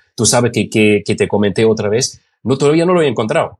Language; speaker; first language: Spanish; non-native, fluent; German